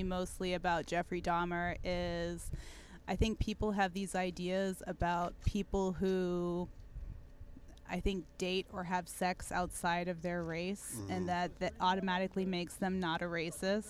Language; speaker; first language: English; native; English